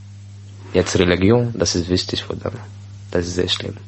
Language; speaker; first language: German; non-native, learner; Arabic